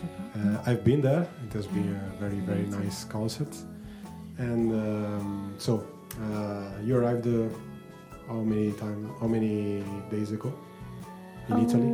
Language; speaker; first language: English; non-native, learner; Italian